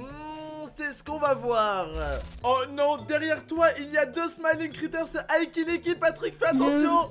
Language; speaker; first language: French; native; French